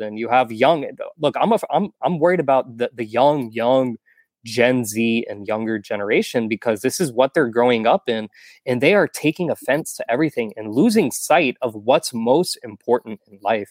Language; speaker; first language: English; native; English